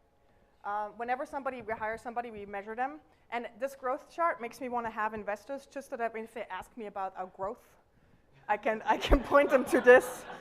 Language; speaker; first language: English; non-native, fluent; German